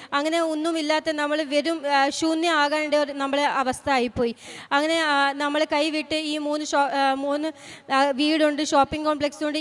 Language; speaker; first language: Malayalam; non-native, fluent; Punjabi